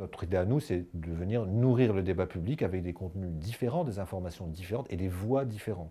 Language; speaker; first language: French; native; French